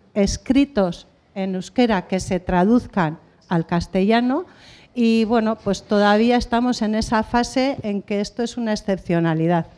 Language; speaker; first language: Spanish; non-native, local second language; Basque